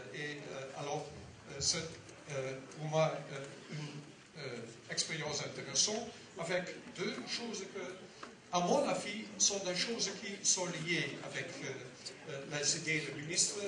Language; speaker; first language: French; non-native, learner; Dutch